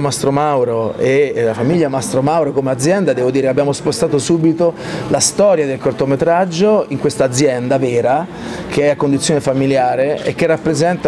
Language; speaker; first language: Italian; native; Italian